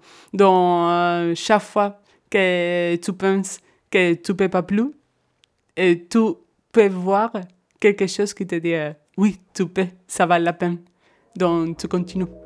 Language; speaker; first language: French; non-native, fluent; Spanish